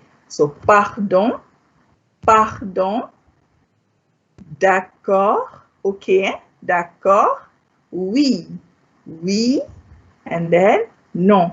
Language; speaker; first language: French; non-native, fluent; Malay